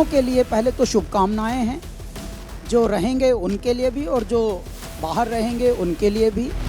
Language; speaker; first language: Hindi; native; Hindi